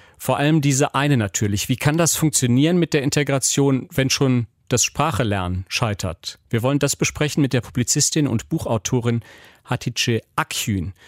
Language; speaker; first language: German; native; German